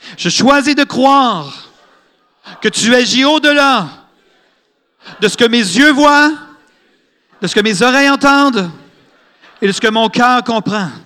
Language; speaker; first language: French; native; French